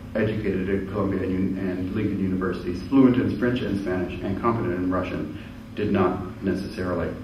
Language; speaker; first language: English; native; English